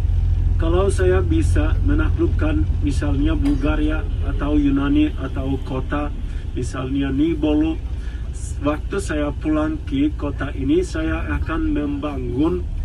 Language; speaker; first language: Indonesian; non-native, fluent; Turkish